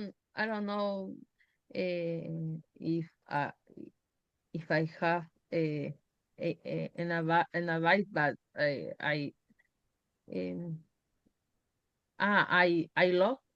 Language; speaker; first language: English; non-native, learner; Spanish